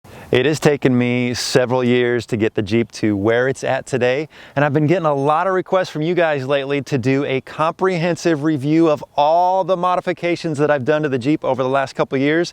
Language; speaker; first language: English; native; English